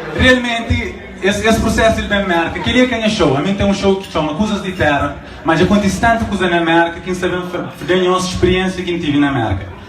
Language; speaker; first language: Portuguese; non-native, local second language; Kabuverdianu